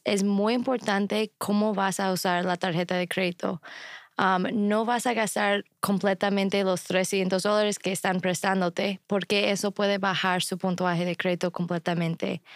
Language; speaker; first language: Spanish; non-native, fluent; English